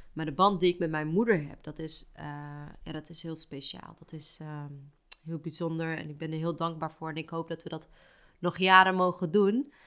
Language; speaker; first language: Dutch; native; Dutch